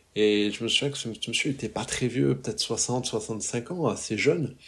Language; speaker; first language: French; native; French